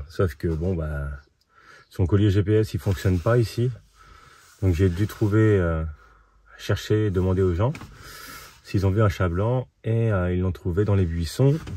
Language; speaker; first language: French; native; French